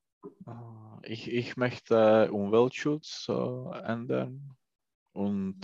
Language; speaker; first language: German; non-native, learner; Czech